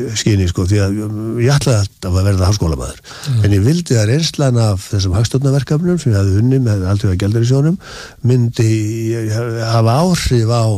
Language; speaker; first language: Icelandic; native; Icelandic